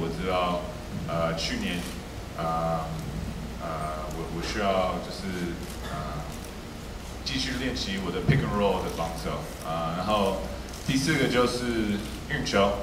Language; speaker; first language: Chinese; early bilingual, heritage; English